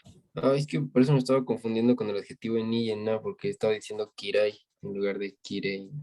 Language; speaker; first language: Spanish; non-native, fluent; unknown